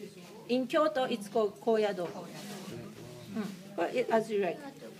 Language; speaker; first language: English; non-native, learner; Japanese